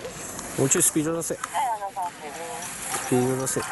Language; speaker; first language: Japanese; native; Japanese